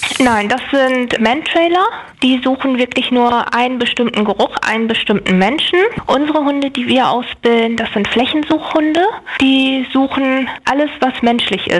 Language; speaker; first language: German; native; German